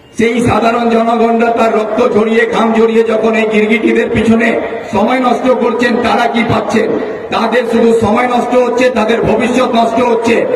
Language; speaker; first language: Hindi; non-native, local second language; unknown